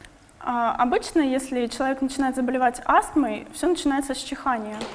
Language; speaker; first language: Russian; native; Russian